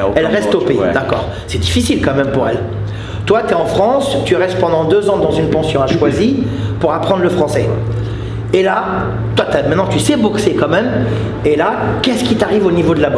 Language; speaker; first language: French; native; French